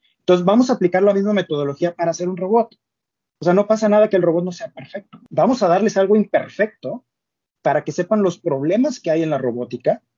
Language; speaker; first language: Spanish; native; Spanish